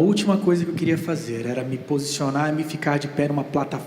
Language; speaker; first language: Portuguese; native; Portuguese